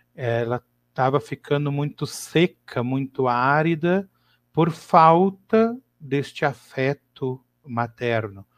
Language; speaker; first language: Portuguese; native; Portuguese